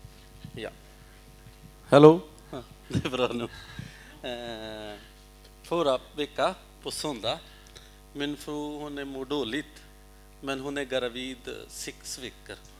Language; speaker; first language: Swedish; non-native, learner; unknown